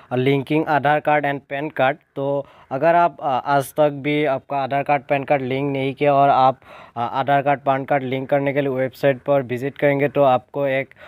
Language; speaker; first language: Hindi; non-native, local second language; Assamese